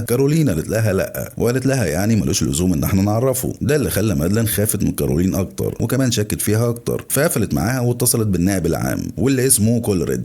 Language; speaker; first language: Arabic; native; Arabic